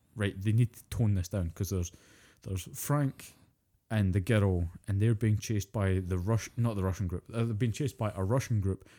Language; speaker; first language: English; native; English